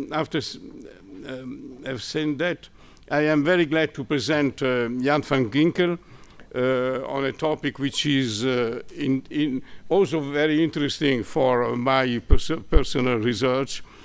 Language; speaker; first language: English; non-native, fluent; Italian